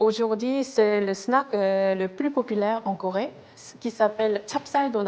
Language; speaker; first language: French; non-native, fluent; Korean